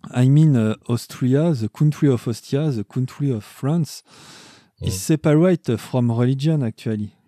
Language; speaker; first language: English; non-native, learner; French